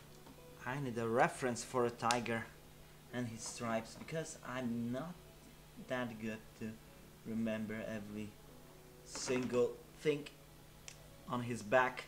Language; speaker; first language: English; non-native, fluent; Polish